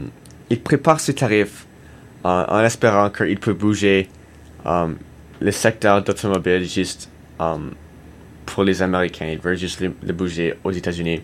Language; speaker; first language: French; non-native, learner; English